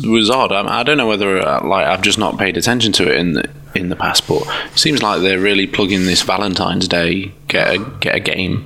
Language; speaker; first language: English; native; English